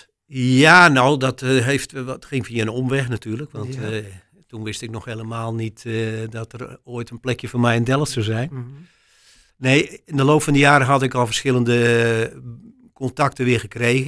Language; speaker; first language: Dutch; native; Dutch